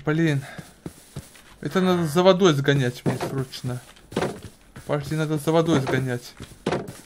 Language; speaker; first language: Russian; native; Russian